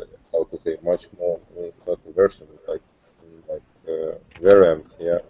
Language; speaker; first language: English; non-native, learner; Russian